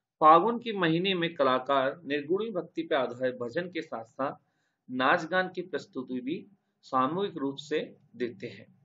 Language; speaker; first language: Hindi; native; Hindi